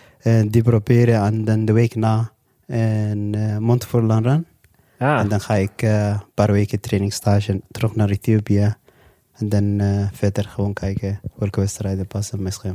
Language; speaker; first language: Dutch; non-native, local second language; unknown